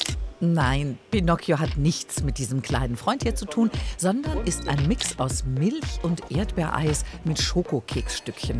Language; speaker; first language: German; native; German